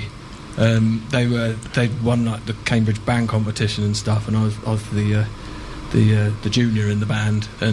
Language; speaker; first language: English; native; English